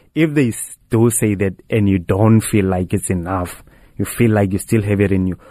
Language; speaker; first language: English; non-native, local second language; Tswana